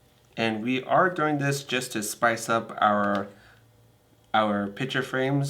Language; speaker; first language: English; native; English